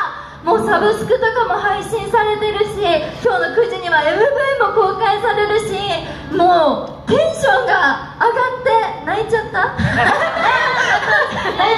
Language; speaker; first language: Japanese; native; Japanese